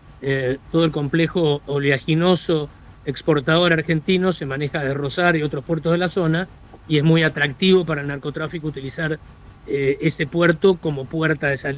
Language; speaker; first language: Spanish; native; Spanish